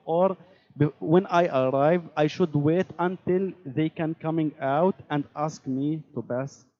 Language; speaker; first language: English; non-native, learner; Arabic